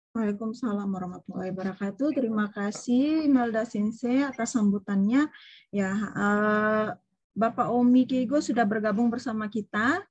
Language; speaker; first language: Indonesian; native; Indonesian